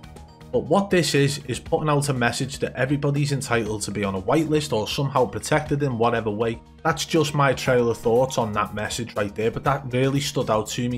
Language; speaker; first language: English; native; English